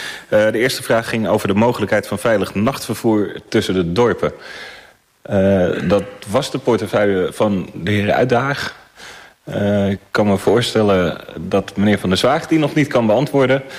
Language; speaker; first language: Dutch; native; Dutch